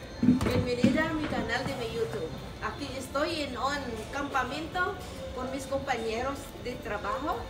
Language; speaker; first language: Spanish; non-native, learner; Filipino